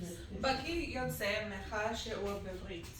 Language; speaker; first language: Hebrew; non-native, learner; English